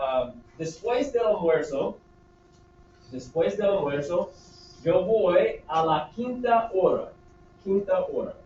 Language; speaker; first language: Spanish; non-native, fluent; English